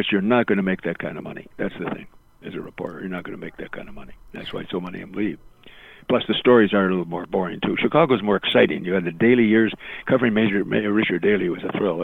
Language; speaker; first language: English; native; English